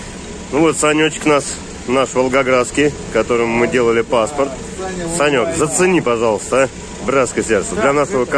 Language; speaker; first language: Russian; native; Russian